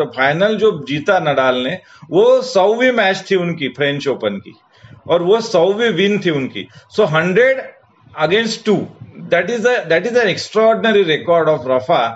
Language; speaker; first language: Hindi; non-native, local second language; Marathi